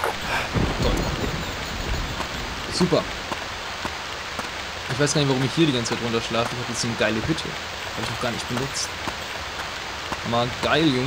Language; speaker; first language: German; native; German